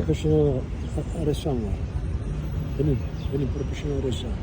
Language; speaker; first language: Turkish; non-native, learner; Georgian